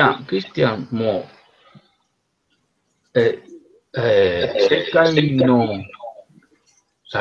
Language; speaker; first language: Japanese; non-native, learner; Spanish